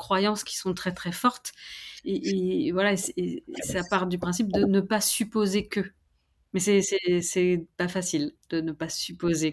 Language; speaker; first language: French; native; French